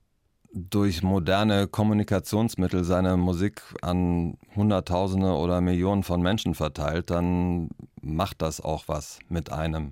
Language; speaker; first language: German; native; German